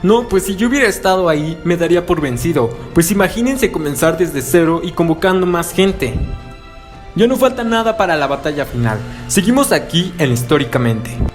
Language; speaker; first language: Spanish; native; Spanish